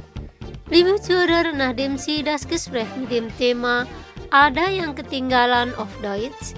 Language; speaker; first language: German; non-native, fluent; Indonesian